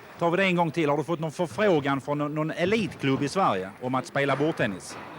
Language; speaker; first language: Swedish; native; Swedish